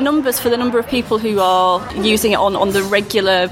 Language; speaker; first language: English; native; English